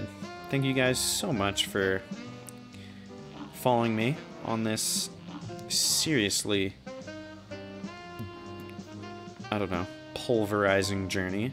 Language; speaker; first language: English; native; English